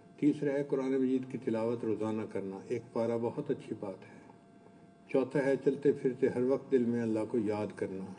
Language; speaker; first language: Urdu; non-native, local second language; Punjabi